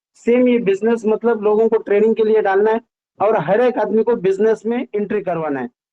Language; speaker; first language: Hindi; non-native, local second language; Marathi